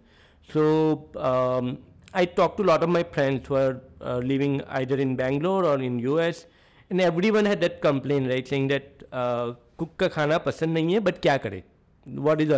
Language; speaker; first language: English; non-native, local second language; Gujarati